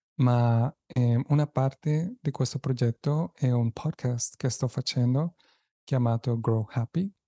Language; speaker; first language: Italian; non-native, fluent; Spanish